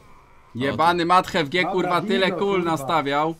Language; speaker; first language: Polish; native; Polish